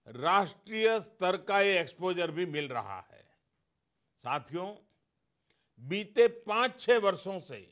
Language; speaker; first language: Hindi; non-native, local second language; Gujarati